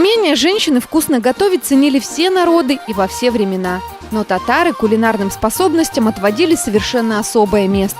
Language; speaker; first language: Russian; native; Russian